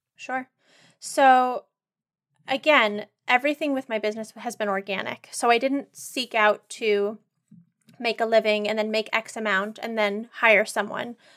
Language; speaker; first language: English; native; English